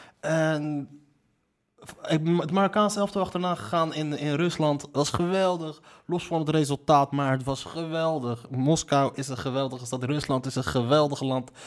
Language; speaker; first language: Dutch; early bilingual, other home language; Riffian